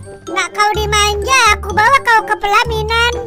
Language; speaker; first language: Indonesian; native; Indonesian